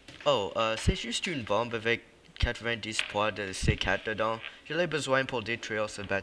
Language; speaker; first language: French; non-native, learner; English